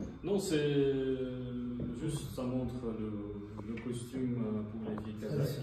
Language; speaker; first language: French; non-native, fluent; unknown